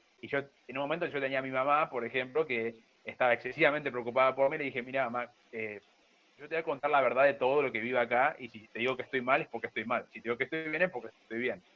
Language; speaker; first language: Spanish; native; Spanish